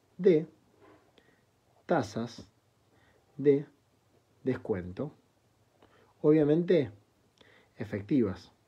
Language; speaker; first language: Spanish; native; Spanish